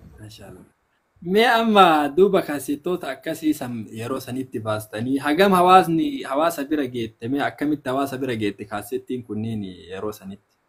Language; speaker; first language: Oromo; native; Oromo